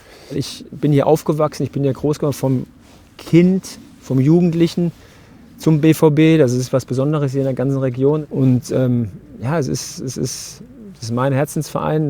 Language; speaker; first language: German; native; German